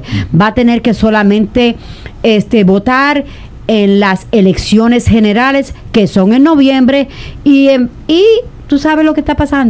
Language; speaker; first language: Spanish; native; Spanish